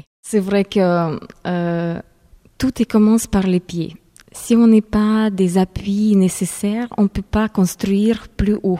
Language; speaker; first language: French; non-native, fluent; Ukrainian